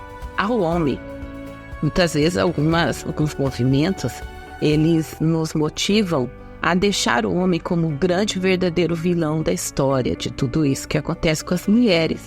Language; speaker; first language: Portuguese; native; Portuguese